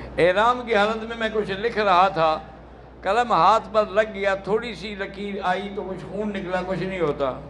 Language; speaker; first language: Urdu; native; Urdu